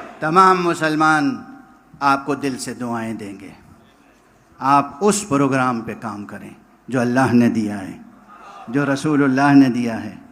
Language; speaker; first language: Urdu; native; Urdu